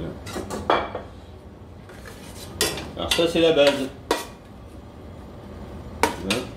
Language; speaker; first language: French; native; French